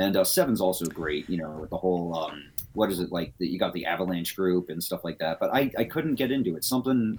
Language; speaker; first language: English; native; English